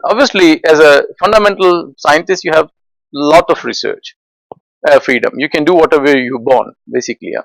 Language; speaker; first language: English; non-native, fluent; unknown